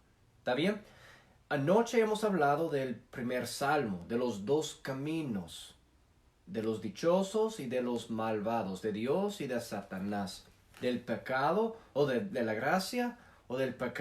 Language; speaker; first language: Spanish; non-native, fluent; English